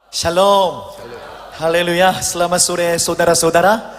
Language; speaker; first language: Indonesian; non-native, learner; Korean